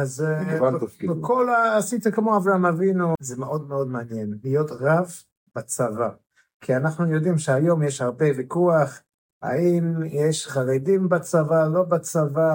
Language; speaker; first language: Hebrew; non-native, fluent; English